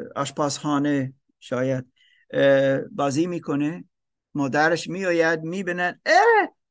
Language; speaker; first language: Persian; non-native, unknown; German